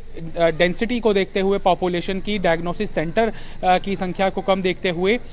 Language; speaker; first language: Hindi; native; Hindi